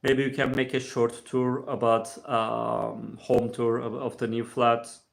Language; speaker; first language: English; non-native, fluent; Turkish